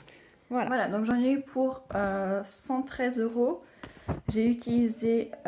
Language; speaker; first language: French; native; French